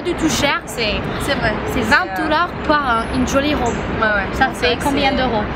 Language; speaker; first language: French; non-native, fluent; English